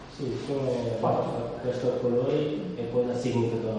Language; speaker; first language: Italian; non-native, learner; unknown